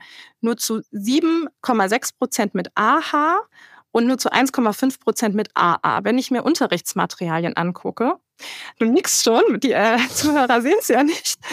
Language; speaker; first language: German; native; German